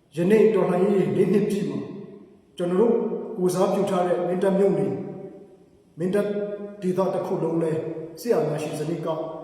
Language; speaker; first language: Burmese; non-native, local second language; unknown